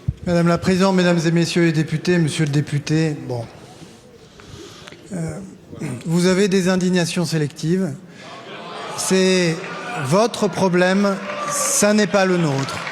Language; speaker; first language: French; native; French